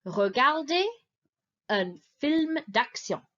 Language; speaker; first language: French; non-native, fluent; English